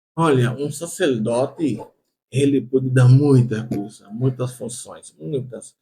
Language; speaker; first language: Portuguese; non-native, fluent; Haitian Creole